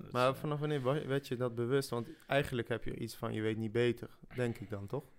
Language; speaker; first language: Dutch; early bilingual, other home language; French